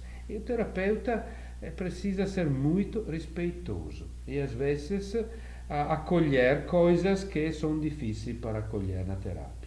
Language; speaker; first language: Portuguese; non-native, fluent; Italian